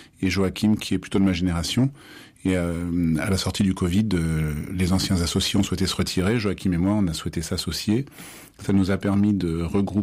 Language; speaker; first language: French; native; French